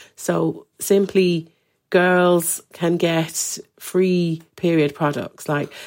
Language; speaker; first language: English; native; English